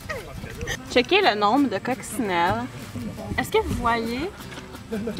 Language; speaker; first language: French; native; French